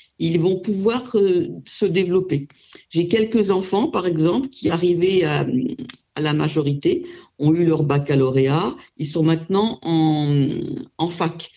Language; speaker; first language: French; native; French